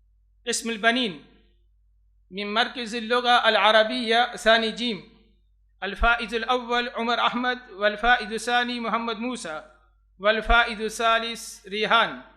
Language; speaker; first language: Arabic; non-native, fluent; Urdu